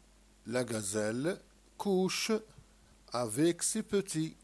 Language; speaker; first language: French; non-native, local second language; Arabic